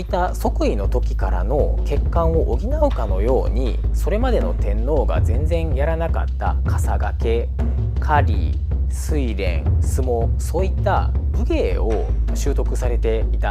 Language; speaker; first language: Japanese; native; Japanese